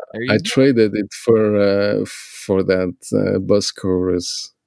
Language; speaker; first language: English; non-native, fluent; Portuguese